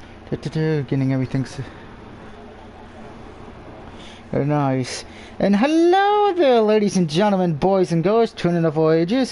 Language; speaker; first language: English; native; English